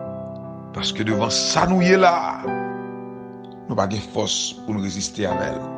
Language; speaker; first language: French; non-native, local second language; Haitian Creole